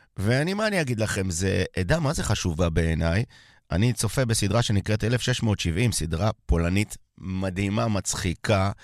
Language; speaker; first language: Hebrew; native; Hebrew